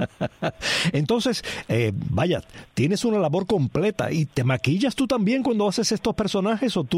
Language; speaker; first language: Spanish; native; Spanish